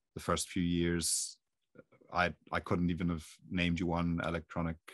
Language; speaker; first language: English; native; English